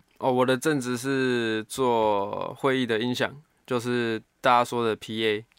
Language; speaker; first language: Chinese; native; Chinese